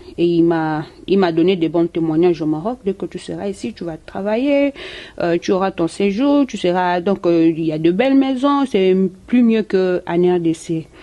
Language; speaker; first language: French; non-native, local second language; Lingala